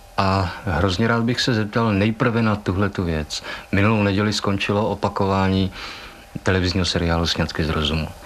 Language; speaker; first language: Czech; native; Czech